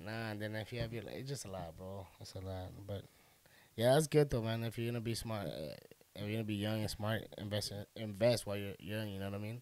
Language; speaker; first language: English; early bilingual, other home language; Spanish